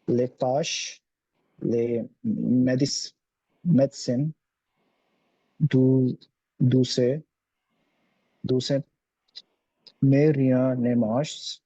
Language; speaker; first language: French; non-native, learner; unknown